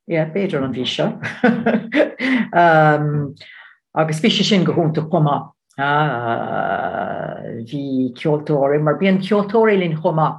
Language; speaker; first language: Irish; non-native, learner; Dutch